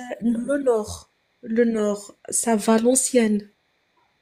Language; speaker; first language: French; non-native, fluent; Arabic